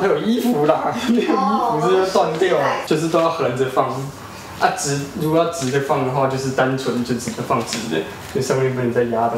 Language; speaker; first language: Chinese; native; Chinese